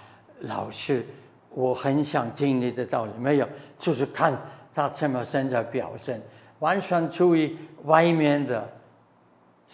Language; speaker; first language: Chinese; non-native, fluent; German